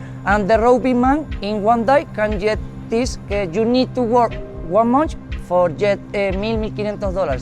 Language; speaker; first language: English; non-native, learner; Spanish